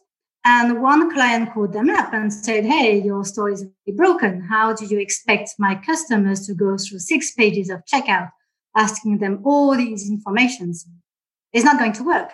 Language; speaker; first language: English; native; English